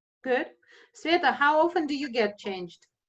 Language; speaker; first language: English; non-native, fluent; Russian